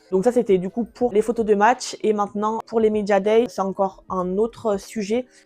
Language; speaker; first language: French; early bilingual, other home language; Portuguese